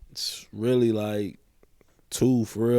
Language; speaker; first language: English; native; English